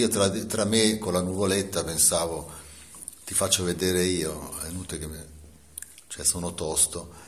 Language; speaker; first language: Italian; native; Italian